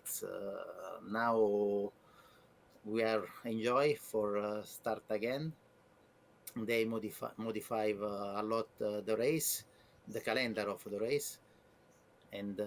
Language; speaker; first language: English; non-native, learner; Italian